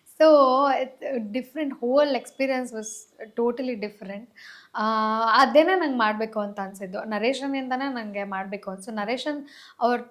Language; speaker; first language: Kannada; non-native, local second language; Malayalam